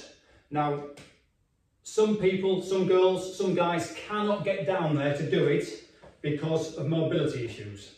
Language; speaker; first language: English; native; English